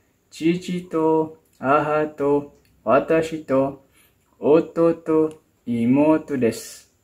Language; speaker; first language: Japanese; non-native, learner; Malay